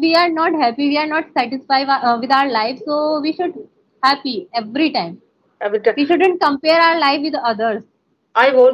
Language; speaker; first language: English; non-native, local second language; Hindi